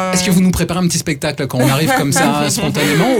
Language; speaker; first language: French; native; French